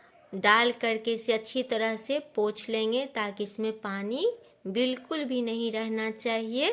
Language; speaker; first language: Hindi; native; Hindi